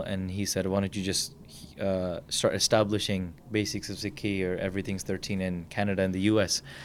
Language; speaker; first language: English; early bilingual, other home language; Punjabi